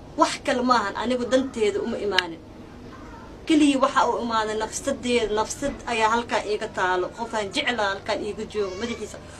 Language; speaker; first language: Somali; early bilingual, heritage; Somali